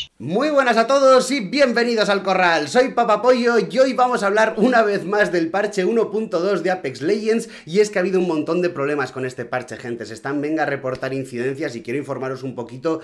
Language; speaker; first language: Spanish; native; Spanish